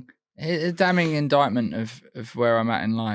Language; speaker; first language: English; native; English